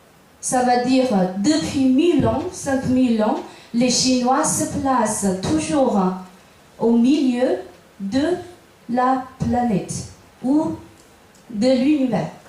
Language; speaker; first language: French; non-native, fluent; Chinese